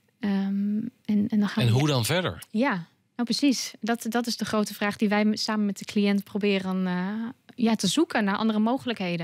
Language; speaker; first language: Dutch; native; Dutch